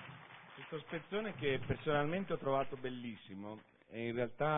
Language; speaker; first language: Italian; native; Italian